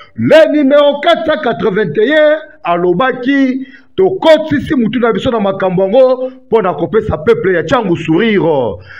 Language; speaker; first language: Lingala; native; Lingala